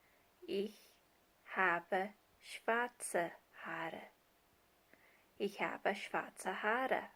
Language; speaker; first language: German; non-native, fluent; English